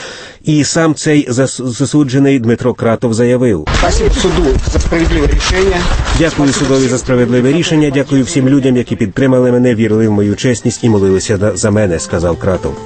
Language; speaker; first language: Ukrainian; native; Ukrainian